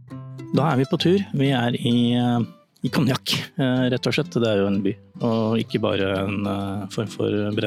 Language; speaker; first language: Norwegian; native; Norwegian